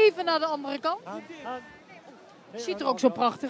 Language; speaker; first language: Dutch; native; Dutch